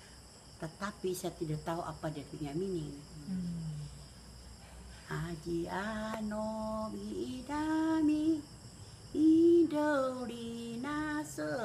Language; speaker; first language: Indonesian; non-native, local second language; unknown